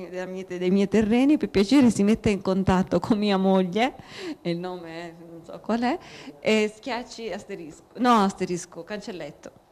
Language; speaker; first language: Italian; native; Italian